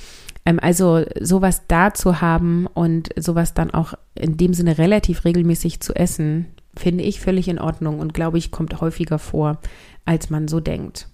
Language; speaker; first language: German; native; German